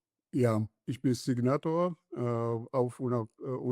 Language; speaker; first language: German; non-native, learner; Georgian